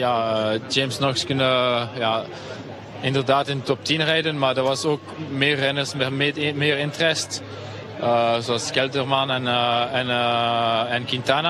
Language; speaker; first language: Dutch; non-native, local second language; French